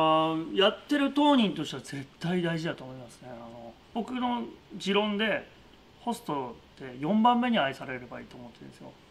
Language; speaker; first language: Japanese; native; Japanese